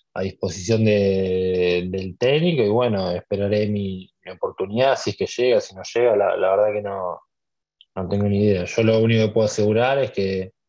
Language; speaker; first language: Spanish; native; Spanish